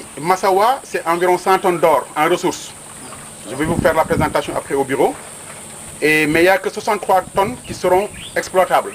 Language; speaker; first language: French; non-native, local second language; Wolof